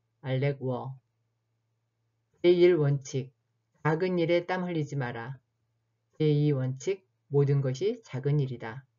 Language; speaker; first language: Korean; native; Korean